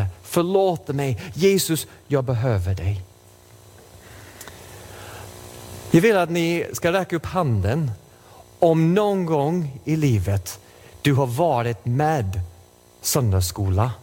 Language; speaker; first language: Swedish; non-native, fluent; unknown